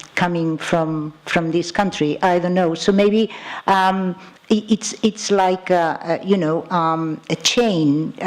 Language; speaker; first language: English; non-native, fluent; Catalan